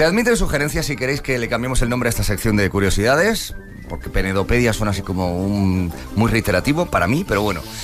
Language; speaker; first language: Spanish; native; Spanish